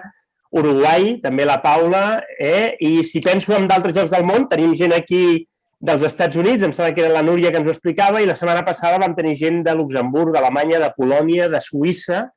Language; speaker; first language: Catalan; native; Catalan